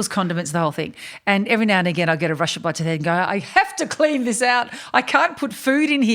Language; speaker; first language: English; native; English